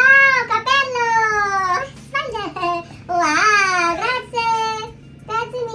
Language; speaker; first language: Italian; non-native, fluent; Filipino